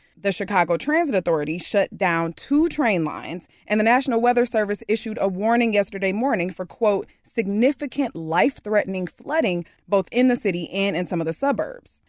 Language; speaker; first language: English; native; English